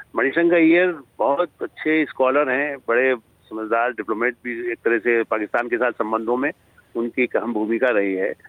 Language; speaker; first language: Hindi; native; Hindi